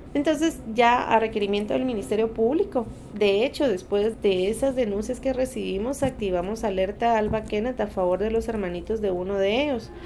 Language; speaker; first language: Spanish; native; Spanish